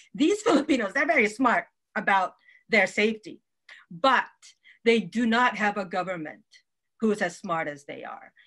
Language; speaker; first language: English; non-native, local second language; Waray